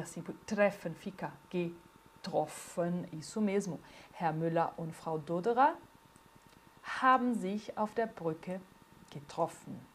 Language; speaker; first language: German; non-native, fluent; Portuguese